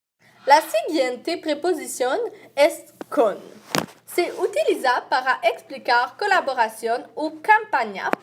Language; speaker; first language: Spanish; non-native, learner; French